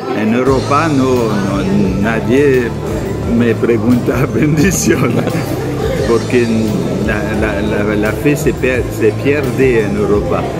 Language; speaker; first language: Spanish; non-native, learner; French